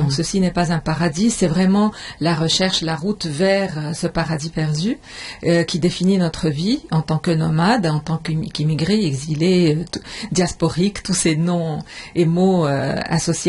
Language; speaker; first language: French; non-native, fluent; Arabic